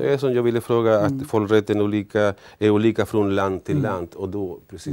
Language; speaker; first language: Swedish; non-native, learner; Spanish